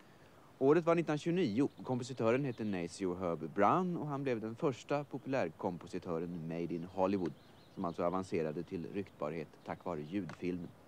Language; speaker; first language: Swedish; native; Swedish